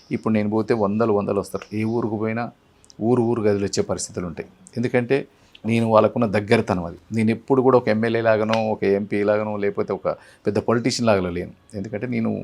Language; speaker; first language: Telugu; native; Telugu